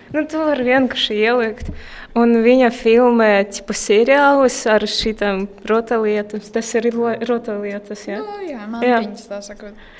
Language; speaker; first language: Latvian; non-native, local second language; Russian